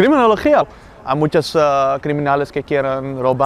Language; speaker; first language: Spanish; non-native, learner; Dutch